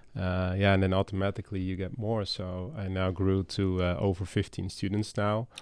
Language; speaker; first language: English; non-native, fluent; Dutch